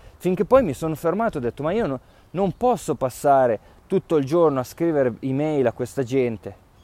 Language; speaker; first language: Italian; native; Italian